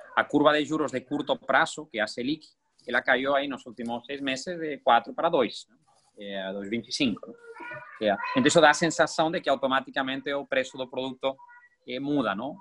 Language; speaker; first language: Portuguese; non-native, fluent; Spanish